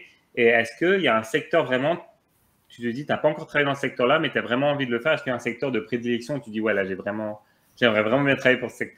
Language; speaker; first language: French; native; French